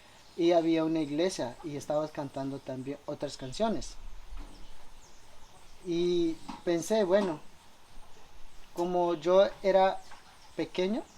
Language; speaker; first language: Spanish; non-native, local second language; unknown